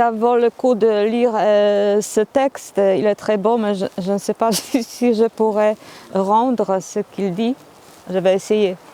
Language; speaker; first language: French; non-native, fluent; Polish